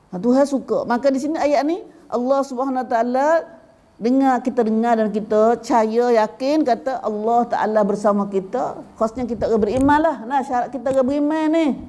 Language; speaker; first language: Malay; native; Malay